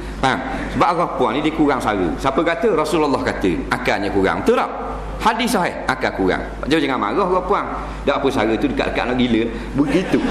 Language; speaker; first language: Malay; native; Malay